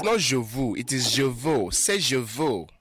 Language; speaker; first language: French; non-native, fluent; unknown